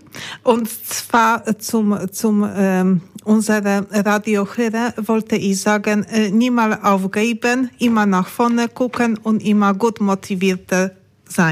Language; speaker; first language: German; non-native, learner; Polish